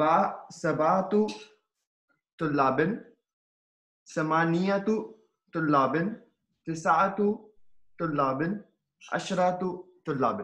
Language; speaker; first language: Arabic; non-native, learner; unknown